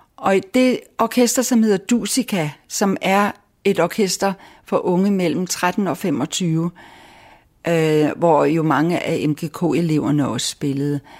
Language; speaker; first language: Danish; native; Danish